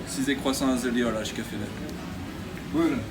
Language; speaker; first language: Turkish; non-native, learner; French